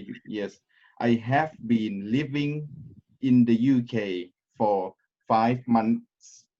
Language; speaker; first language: English; non-native, learner; Thai